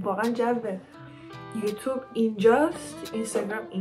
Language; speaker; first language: Persian; native; Persian